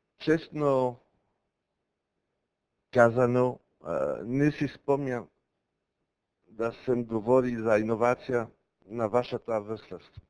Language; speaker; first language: Bulgarian; non-native, learner; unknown